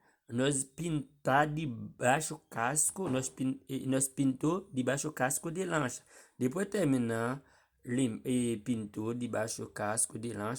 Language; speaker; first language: Portuguese; non-native, learner; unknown